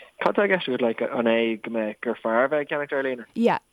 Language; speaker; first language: Irish; non-native, local second language; English